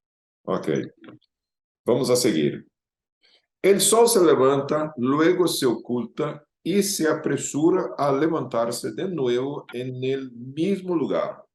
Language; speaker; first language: Spanish; non-native, fluent; Portuguese